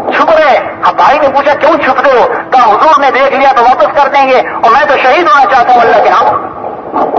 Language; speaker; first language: Urdu; non-native, local second language; Punjabi